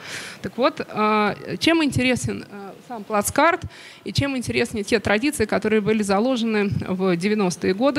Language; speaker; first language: Russian; native; Russian